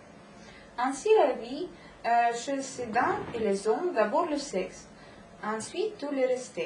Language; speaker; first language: French; non-native, learner; Russian